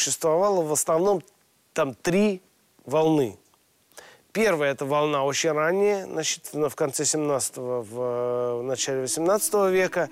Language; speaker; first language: Russian; native; Russian